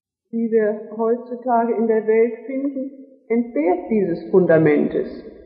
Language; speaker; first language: German; native; German